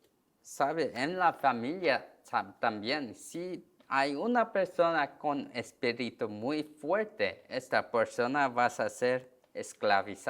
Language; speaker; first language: Spanish; non-native, learner; Korean